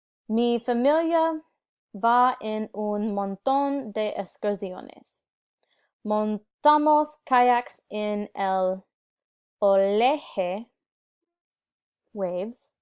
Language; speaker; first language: Spanish; non-native, learner; English